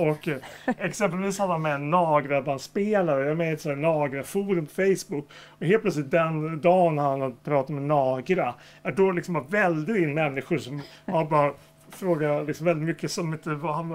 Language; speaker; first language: Swedish; native; Swedish